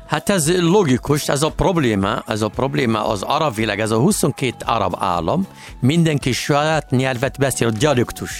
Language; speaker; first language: Hungarian; non-native, learner; Arabic